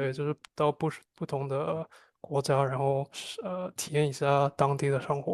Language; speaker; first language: Chinese; non-native, fluent; English